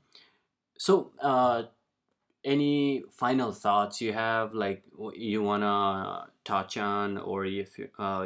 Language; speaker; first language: English; non-native, local second language; Nepali